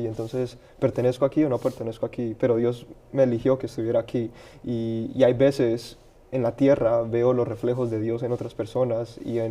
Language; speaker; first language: Spanish; early bilingual, heritage; Spanish